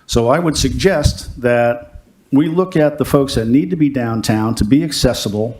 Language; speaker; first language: English; native; English